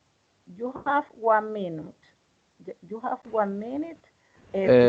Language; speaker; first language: English; non-native, learner; Spanish